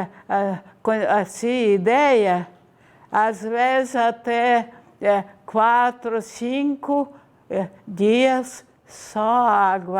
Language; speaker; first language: Portuguese; non-native, fluent; Ukrainian